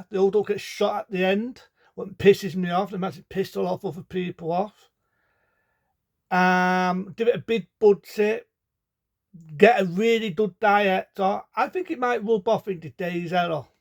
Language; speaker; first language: English; native; English